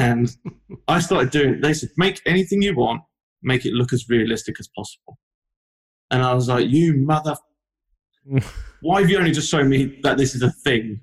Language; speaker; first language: English; native; English